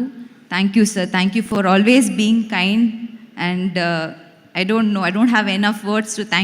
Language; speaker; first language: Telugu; non-native, local second language; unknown